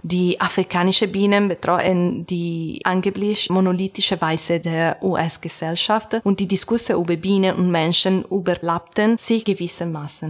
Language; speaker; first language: German; non-native, learner; Italian